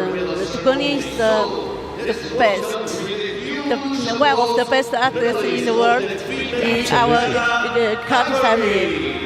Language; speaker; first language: English; non-native, learner; Chinese